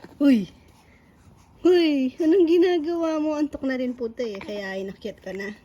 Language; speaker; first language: Filipino; native; Filipino